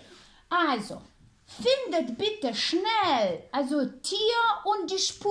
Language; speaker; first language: German; non-native, fluent; Ukrainian